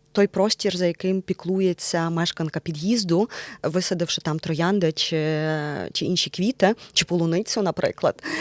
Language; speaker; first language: Ukrainian; native; Ukrainian